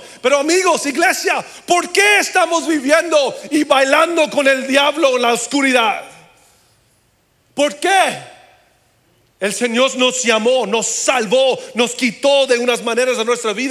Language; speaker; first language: Spanish; early bilingual, heritage; English